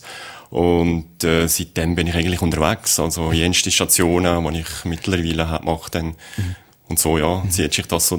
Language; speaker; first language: German; native; German